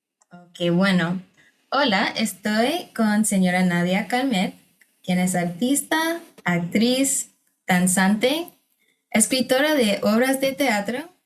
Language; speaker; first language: Spanish; non-native, fluent; English